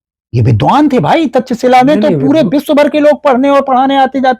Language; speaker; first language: Hindi; native; Hindi